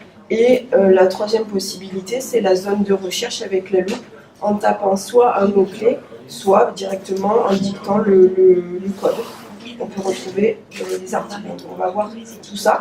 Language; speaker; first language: French; native; French